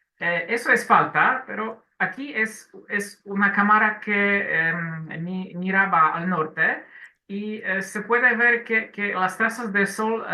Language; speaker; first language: Spanish; non-native, learner; Polish